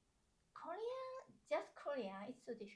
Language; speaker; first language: English; non-native, learner; Japanese